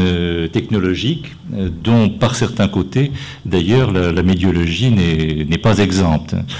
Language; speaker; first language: French; native; French